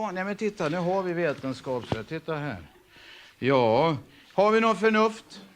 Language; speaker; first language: Swedish; native; Swedish